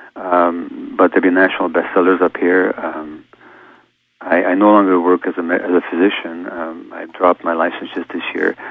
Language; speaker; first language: English; early bilingual, other home language; Hungarian